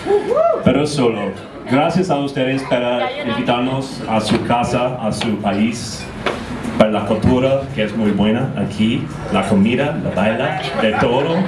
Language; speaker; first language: Spanish; non-native, learner; English